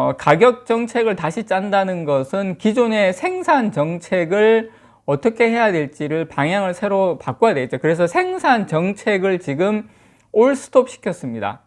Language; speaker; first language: Korean; native; Korean